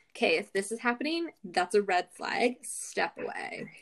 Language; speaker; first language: English; native; English